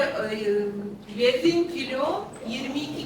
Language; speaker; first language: Turkish; non-native, fluent; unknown